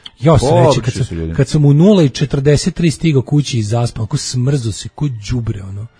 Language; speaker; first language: Serbian; native; Serbian